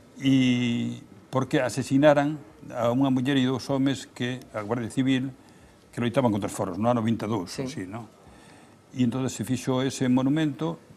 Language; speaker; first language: Galician; native; Galician